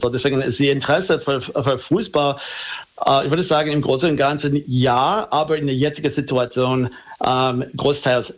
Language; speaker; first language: German; non-native, fluent; English